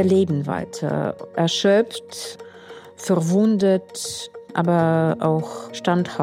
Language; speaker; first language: German; non-native, fluent; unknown